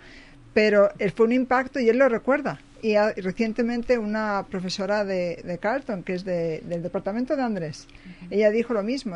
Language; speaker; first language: Spanish; native; Spanish